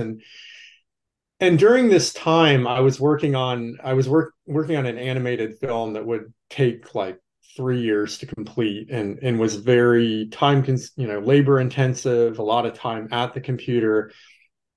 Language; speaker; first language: English; native; English